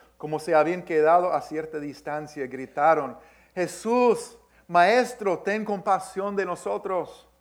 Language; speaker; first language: Spanish; early bilingual, heritage; Spanish